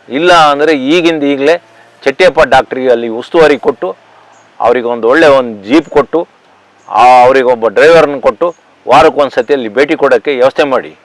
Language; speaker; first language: Kannada; native; Kannada